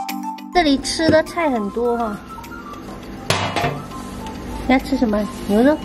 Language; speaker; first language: Chinese; native; Chinese